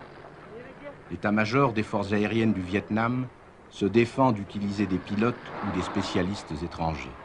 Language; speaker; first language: French; native; French